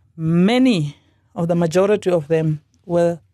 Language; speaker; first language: English; non-native, local second language; Afrikaans